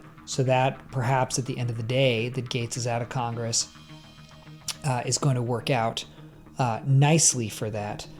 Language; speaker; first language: English; native; English